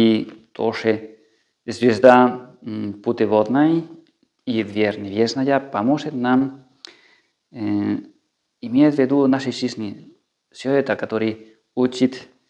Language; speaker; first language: Russian; non-native, fluent; Spanish